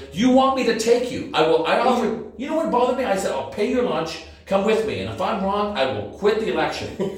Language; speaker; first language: English; native; English